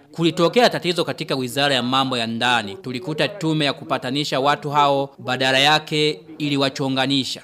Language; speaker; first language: Swahili; non-native, local second language; Rundi